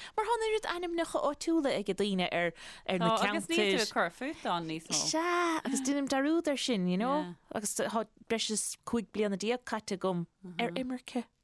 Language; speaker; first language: Irish; native; Irish